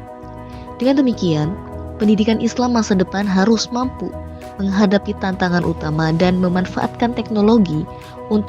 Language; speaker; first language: Indonesian; native; Indonesian